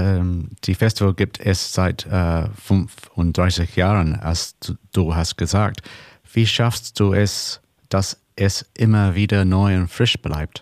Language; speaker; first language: German; non-native, learner; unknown